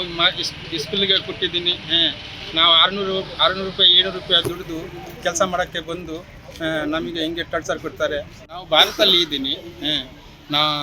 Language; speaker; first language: Kannada; non-native, learner; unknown